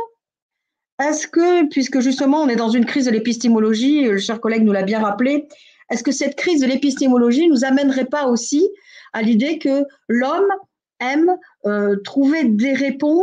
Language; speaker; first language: French; native; French